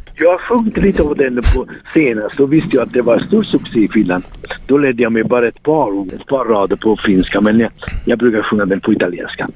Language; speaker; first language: Swedish; non-native, fluent; Italian